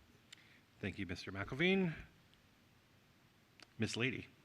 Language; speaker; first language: English; native; English